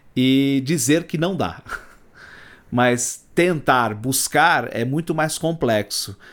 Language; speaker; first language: Portuguese; native; Portuguese